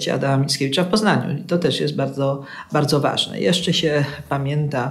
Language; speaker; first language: Polish; native; Polish